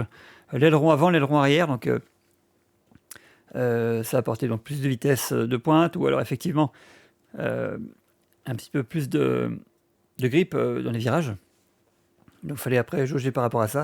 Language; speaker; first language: French; native; French